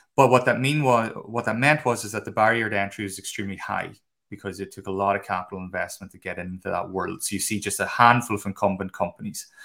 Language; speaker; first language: English; native; English